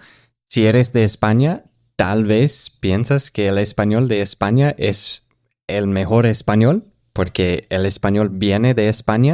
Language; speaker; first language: Spanish; non-native, fluent; English